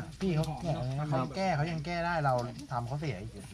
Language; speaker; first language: Thai; native; Thai